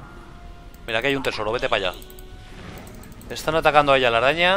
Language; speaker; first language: Spanish; native; Spanish